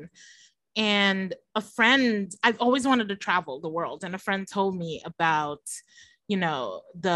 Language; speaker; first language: English; native; English